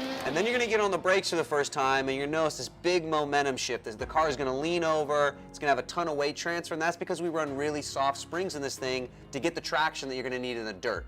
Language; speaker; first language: English; native; English